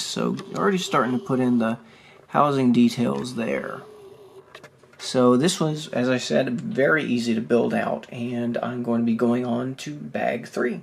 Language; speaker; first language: English; native; English